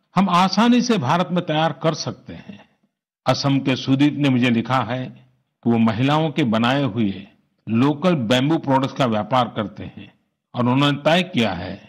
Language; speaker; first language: Hindi; non-native, local second language; Gujarati